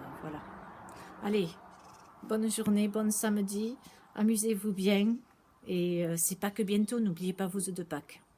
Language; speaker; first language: French; native; French